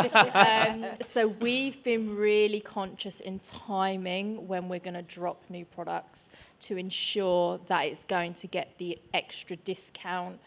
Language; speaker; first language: English; native; English